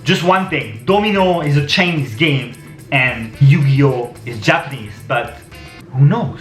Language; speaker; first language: English; non-native, fluent; French